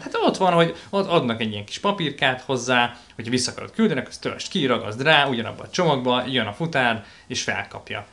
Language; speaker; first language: Hungarian; native; Hungarian